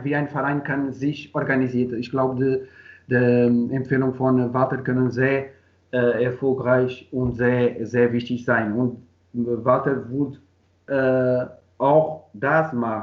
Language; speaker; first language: German; non-native, learner; Portuguese